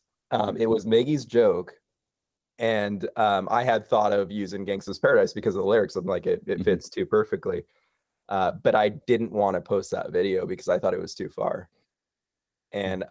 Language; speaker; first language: English; native; English